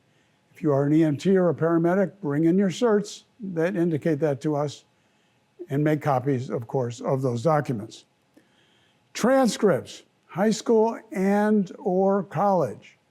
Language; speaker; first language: English; native; English